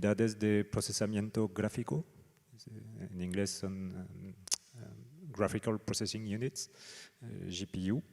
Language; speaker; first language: Spanish; non-native, fluent; French